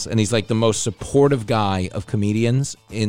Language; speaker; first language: English; native; English